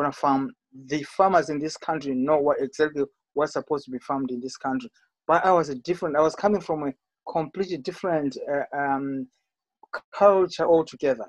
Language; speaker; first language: English; non-native, local second language; Shona